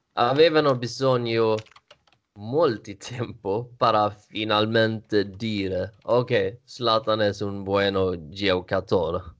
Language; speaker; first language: Italian; non-native, learner; Swedish